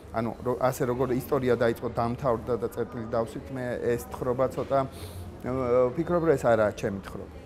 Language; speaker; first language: Georgian; native; Georgian